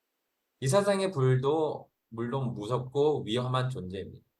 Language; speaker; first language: Korean; native; Korean